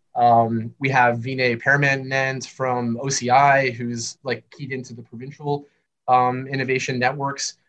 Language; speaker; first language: English; native; English